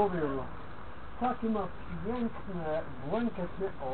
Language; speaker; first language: Polish; non-native, learner; Slovenian